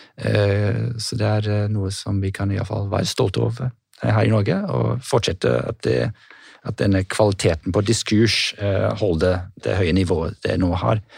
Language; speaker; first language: Norwegian; non-native, fluent; English